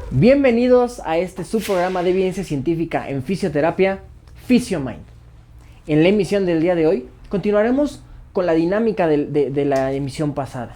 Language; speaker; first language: Spanish; native; Spanish